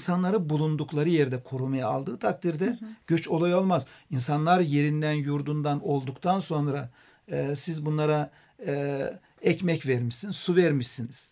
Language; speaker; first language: Turkish; native; Turkish